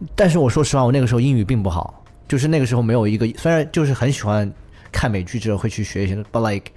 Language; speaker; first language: Chinese; native; Chinese